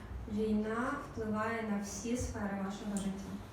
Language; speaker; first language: Ukrainian; native; Ukrainian